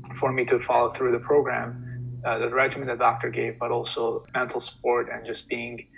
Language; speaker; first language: English; non-native, fluent; Turkish